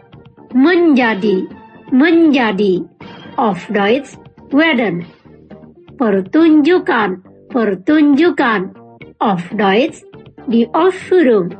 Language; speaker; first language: German; non-native, fluent; Indonesian